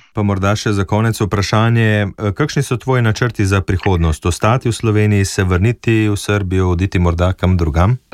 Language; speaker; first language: Slovenian; native; Slovenian